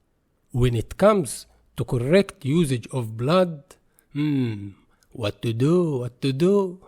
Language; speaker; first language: English; non-native, fluent; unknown